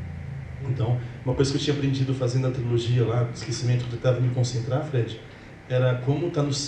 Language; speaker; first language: Portuguese; native; Portuguese